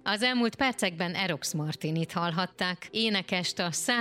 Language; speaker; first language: Hungarian; native; Hungarian